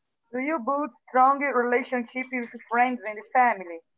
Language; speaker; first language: English; non-native, learner; Portuguese